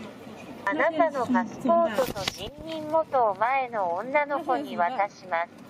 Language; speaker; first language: Japanese; non-native, fluent; Chinese